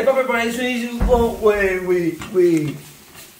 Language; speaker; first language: English; non-native, learner; Spanish